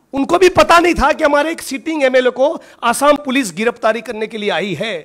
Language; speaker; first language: Hindi; non-native, local second language; Gujarati